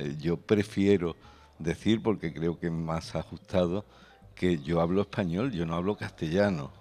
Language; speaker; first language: Spanish; native; Spanish